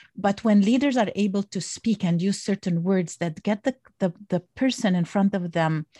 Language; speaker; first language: English; non-native, fluent; Arabic